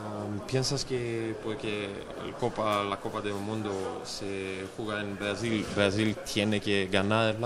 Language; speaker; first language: Spanish; non-native, learner; Greek